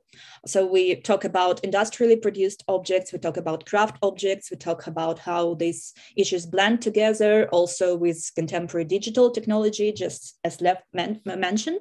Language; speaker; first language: English; non-native, fluent; Russian